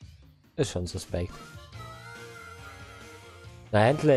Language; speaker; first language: German; native; German